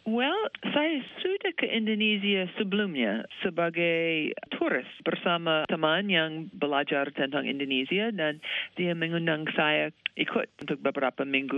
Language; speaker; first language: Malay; non-native, fluent; English